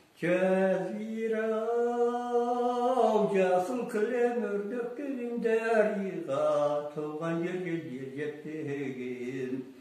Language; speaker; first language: Kazakh; native; Kazakh